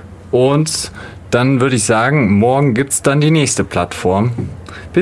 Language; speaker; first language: German; native; German